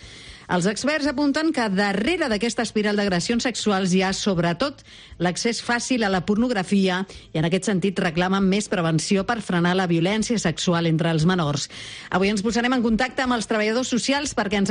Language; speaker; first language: Catalan; native; Catalan